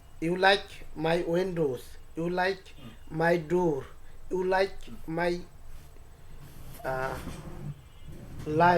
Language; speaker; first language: English; non-native, learner; Bangla